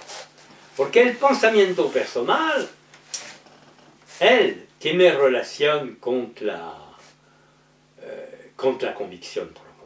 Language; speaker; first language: Spanish; non-native, learner; French